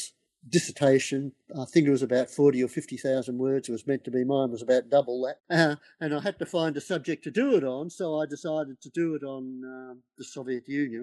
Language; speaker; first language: English; native; English